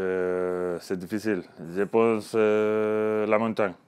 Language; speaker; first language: French; non-native, learner; Spanish